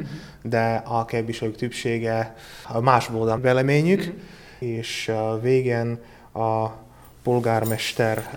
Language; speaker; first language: Hungarian; non-native, learner; Slovak